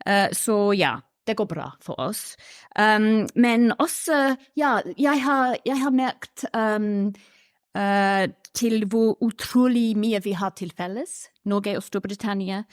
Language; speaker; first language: Norwegian; non-native, fluent; English